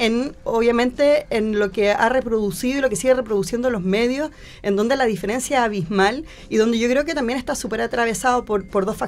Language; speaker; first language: Spanish; native; Spanish